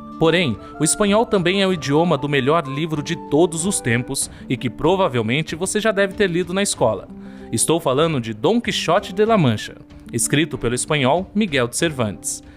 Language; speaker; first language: Portuguese; native; Portuguese